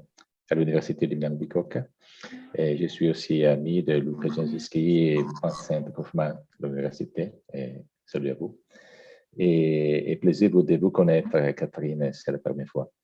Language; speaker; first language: French; non-native, fluent; Italian